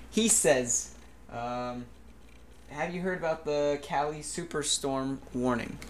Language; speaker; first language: English; native; English